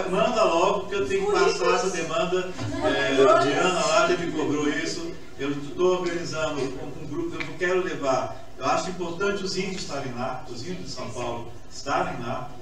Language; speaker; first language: Portuguese; native; Portuguese